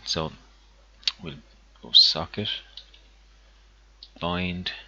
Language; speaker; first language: English; native; English